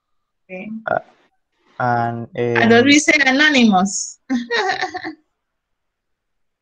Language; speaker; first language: English; non-native, fluent; Spanish